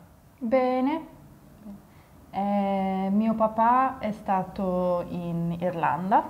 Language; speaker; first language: Italian; non-native, fluent; English